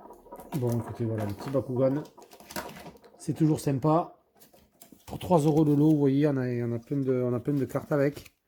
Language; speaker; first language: French; native; French